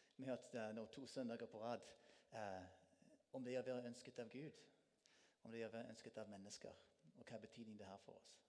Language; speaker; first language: Norwegian; non-native, fluent; English